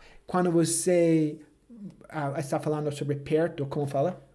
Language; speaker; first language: Portuguese; non-native, fluent; English